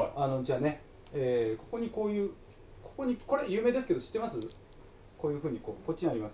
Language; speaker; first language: Japanese; native; Japanese